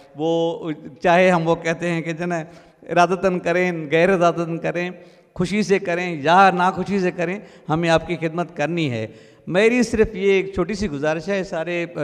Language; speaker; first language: Urdu; non-native, local second language; Sindhi